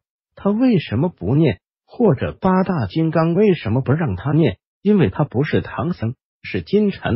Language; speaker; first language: Chinese; native; Chinese